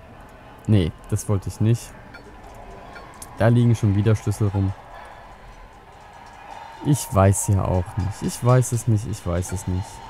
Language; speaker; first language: German; native; German